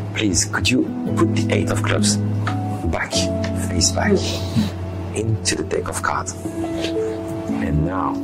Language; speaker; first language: English; non-native, fluent; French